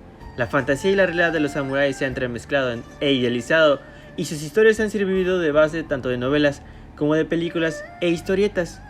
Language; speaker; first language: Spanish; native; Spanish